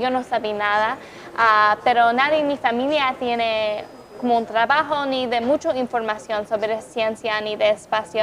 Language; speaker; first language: Spanish; non-native, fluent; English